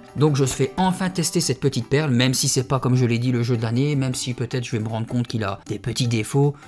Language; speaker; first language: French; native; French